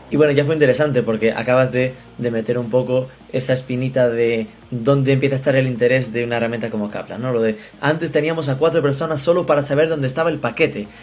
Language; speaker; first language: Spanish; native; Spanish